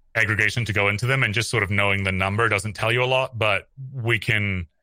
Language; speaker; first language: English; native; English